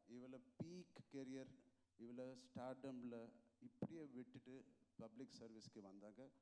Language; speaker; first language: Tamil; non-native, local second language; Telugu